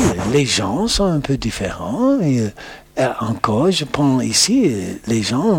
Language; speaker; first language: French; non-native, learner; English